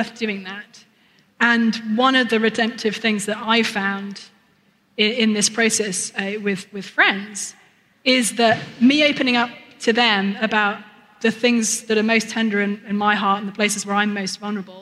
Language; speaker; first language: English; native; English